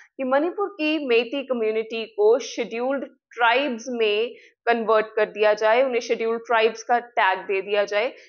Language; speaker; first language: Hindi; non-native, local second language; Punjabi